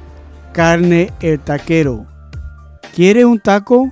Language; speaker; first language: Spanish; early bilingual, heritage; Spanish